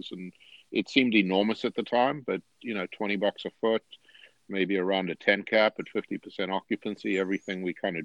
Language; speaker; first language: English; native; English